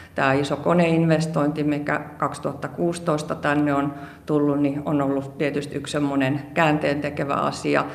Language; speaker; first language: Finnish; native; Finnish